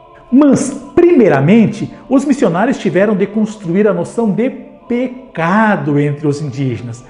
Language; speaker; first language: Portuguese; native; Portuguese